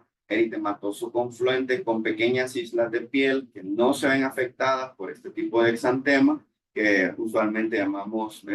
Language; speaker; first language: Spanish; native; Spanish